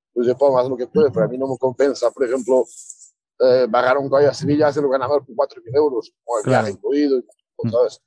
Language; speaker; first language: Spanish; early bilingual, other home language; Portuguese